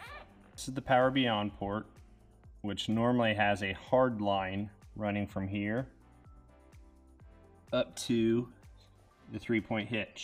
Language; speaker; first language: English; native; English